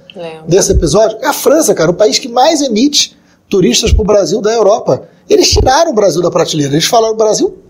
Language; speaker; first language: Portuguese; native; Portuguese